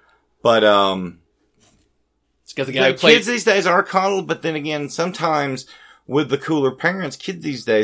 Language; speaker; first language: English; native; English